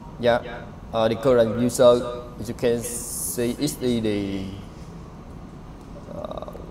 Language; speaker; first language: English; non-native, learner; Vietnamese